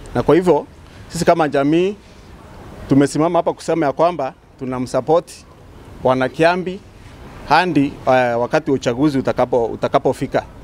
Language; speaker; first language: Swahili; non-native, local second language; Meru